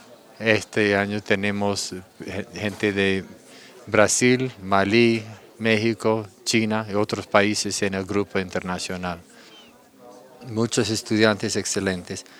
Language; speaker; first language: Spanish; non-native, fluent; English